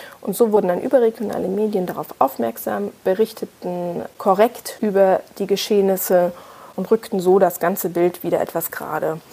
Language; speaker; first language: German; native; German